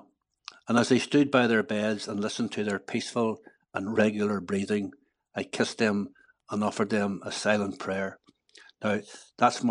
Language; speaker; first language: English; native; English